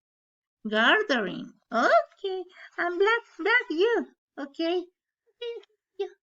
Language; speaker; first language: English; non-native, learner; Spanish